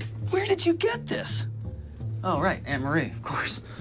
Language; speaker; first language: English; native; English